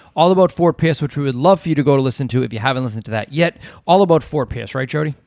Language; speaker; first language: English; native; English